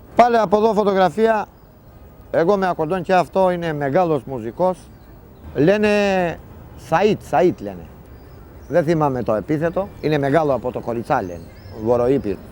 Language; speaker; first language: Greek; non-native, learner; Italian